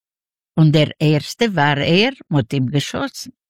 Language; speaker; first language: German; non-native, learner; Yiddish